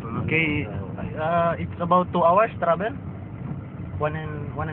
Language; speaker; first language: English; non-native, local second language; Filipino